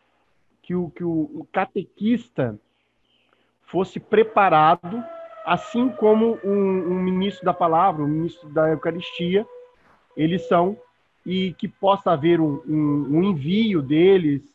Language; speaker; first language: Portuguese; native; Portuguese